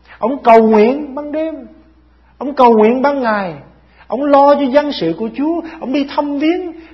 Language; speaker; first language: Vietnamese; early bilingual, heritage; Vietnamese